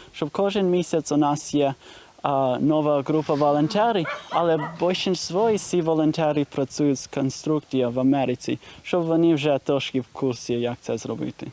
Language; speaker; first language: Ukrainian; non-native, learner; English